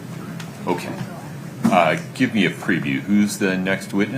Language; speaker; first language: English; native; English